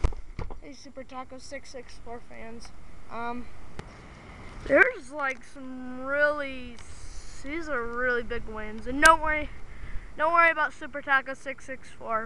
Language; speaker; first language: English; native; English